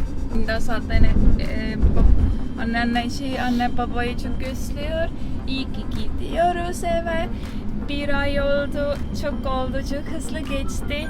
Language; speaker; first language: Turkish; non-native, learner; Estonian